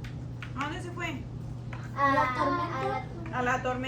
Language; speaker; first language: Spanish; early bilingual, heritage; Spanish